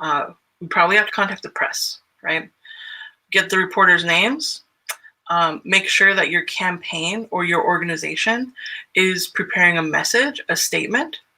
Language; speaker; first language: English; native; English